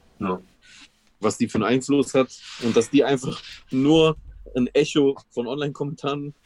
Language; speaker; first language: German; early bilingual, other home language; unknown